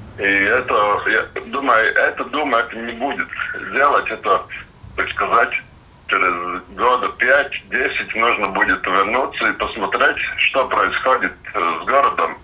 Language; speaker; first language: Russian; non-native, local second language; Latvian